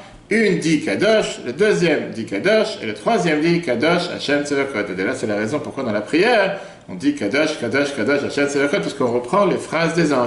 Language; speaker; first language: French; native; French